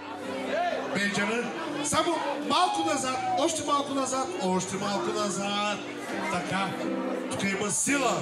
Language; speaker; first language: Bulgarian; non-native, local second language; Turkish